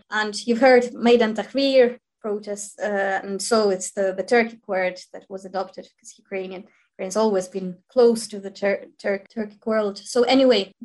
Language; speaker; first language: English; non-native, fluent; Ukrainian